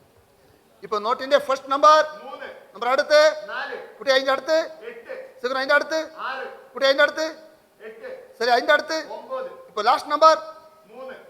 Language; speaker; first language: Malayalam; non-native, local second language; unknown